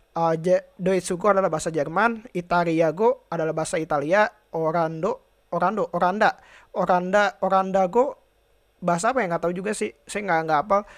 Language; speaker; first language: Indonesian; native; Indonesian